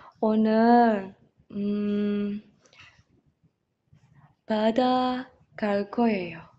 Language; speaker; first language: Korean; non-native, learner; Indonesian